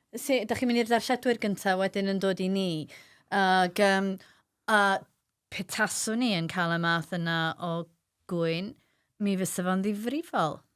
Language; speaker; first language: Welsh; native; Welsh